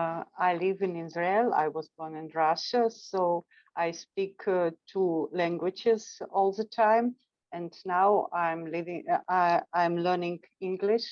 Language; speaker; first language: English; non-native, fluent; Russian